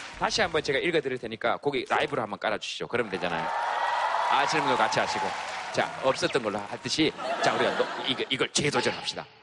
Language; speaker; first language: Korean; native; Korean